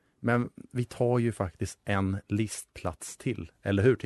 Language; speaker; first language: Swedish; native; Swedish